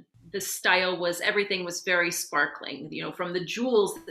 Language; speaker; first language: English; native; English